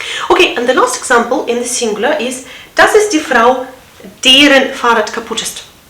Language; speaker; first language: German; non-native, fluent; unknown